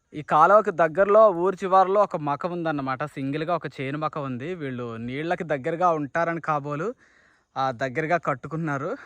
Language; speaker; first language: Telugu; native; Telugu